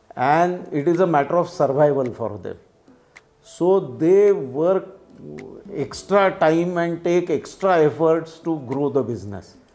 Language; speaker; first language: English; non-native, local second language; Marathi